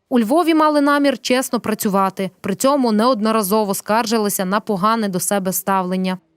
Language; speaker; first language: Ukrainian; native; Ukrainian